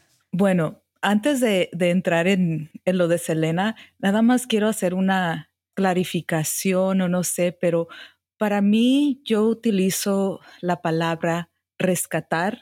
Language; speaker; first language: Spanish; early bilingual, heritage; Spanish